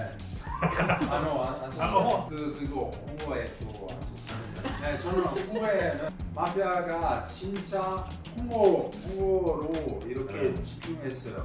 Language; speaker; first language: Korean; non-native, learner; Italian